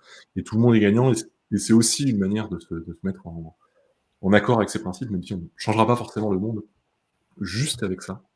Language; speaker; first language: French; native; French